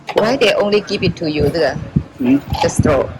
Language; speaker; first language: English; non-native, learner; Thai